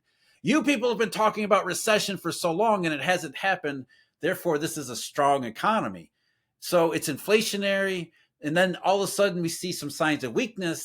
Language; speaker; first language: English; native; English